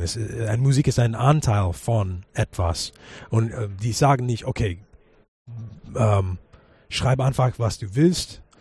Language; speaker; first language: German; non-native, fluent; English